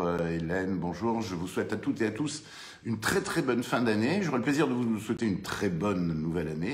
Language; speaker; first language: French; native; French